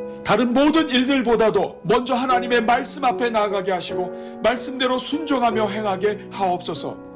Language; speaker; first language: Korean; native; Korean